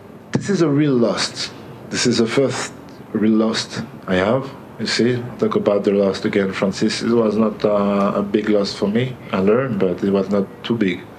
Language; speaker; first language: English; non-native, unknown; French